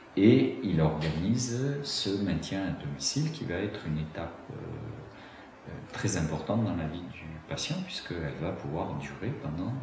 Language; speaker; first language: French; native; French